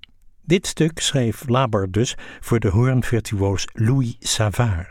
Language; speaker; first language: Dutch; native; Dutch